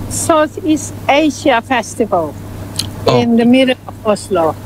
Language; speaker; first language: English; non-native, learner; Indonesian